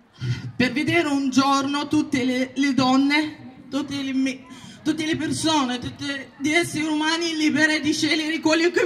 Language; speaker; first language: Italian; non-native, fluent; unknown